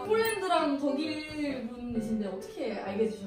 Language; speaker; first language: Korean; non-native, fluent; Thai